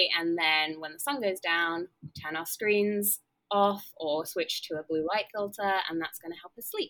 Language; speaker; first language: English; native; English